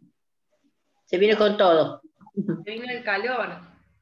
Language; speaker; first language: Spanish; native; Spanish